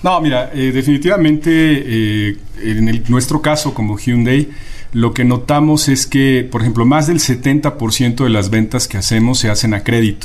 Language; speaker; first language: Spanish; native; Spanish